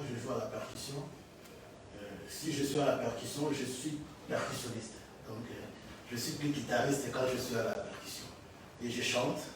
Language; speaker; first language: French; non-native, local second language; Lingala